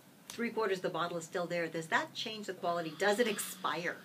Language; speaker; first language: English; native; English